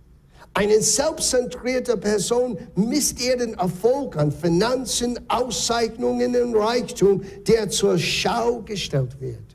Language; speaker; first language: German; non-native, fluent; English